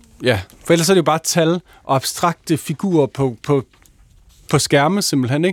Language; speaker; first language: Danish; native; Danish